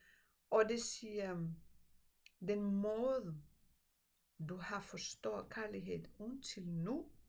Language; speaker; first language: Danish; non-native, fluent; Portuguese